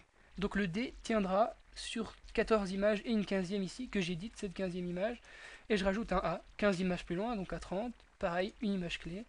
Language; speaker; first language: French; native; French